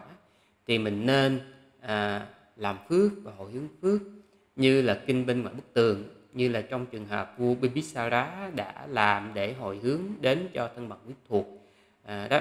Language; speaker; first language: Vietnamese; native; Vietnamese